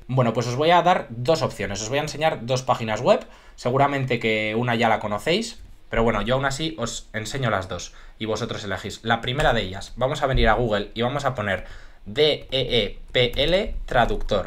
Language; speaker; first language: Spanish; native; Spanish